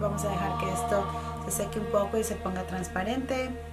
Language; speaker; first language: Spanish; early bilingual, heritage; Spanish